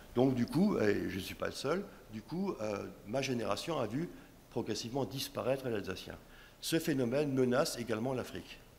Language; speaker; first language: French; non-native, local second language; Swiss German